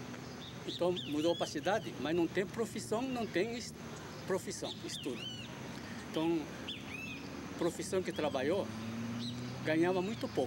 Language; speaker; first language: Portuguese; early bilingual, other home language; Japanese